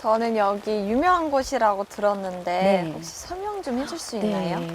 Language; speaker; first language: Korean; non-native, fluent; English